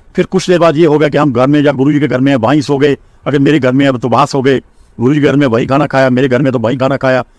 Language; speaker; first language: Hindi; non-native, local second language; Punjabi